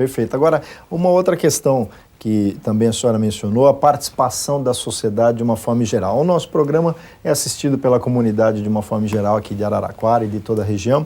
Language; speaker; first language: Portuguese; native; Portuguese